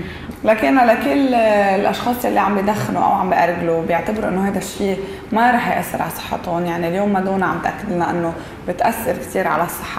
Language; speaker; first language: Arabic; native; Arabic